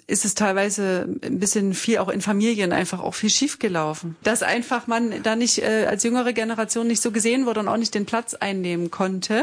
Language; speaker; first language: German; native; German